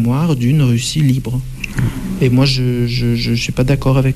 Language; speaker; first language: French; non-native, fluent; Russian